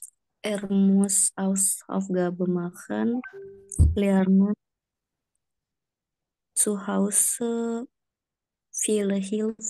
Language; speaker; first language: German; non-native, learner; Indonesian